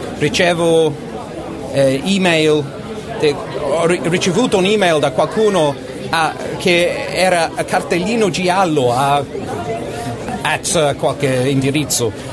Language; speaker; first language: Italian; non-native, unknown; English